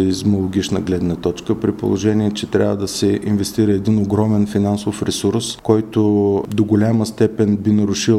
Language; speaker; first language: Bulgarian; native; Bulgarian